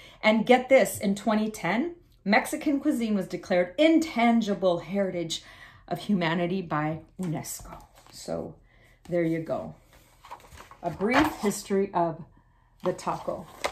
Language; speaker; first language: English; early bilingual, other home language; Spanish